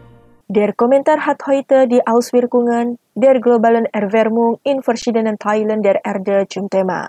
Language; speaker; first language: German; non-native, fluent; Indonesian